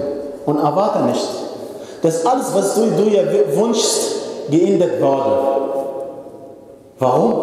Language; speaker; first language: German; non-native, fluent; Arabic